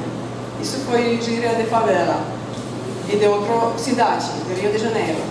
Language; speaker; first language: Portuguese; non-native, fluent; Estonian